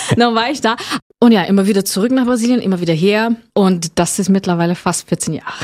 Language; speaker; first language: German; non-native, fluent; Portuguese